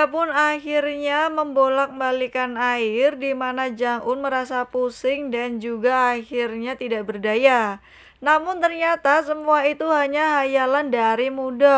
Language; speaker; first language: Indonesian; native; Indonesian